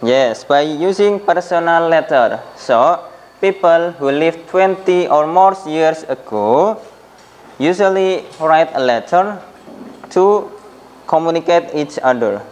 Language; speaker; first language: English; non-native, fluent; Indonesian